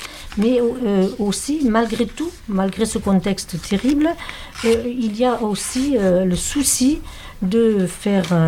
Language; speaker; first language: French; native; French